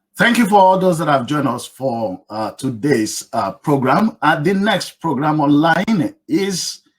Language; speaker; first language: English; non-native, local second language; Yoruba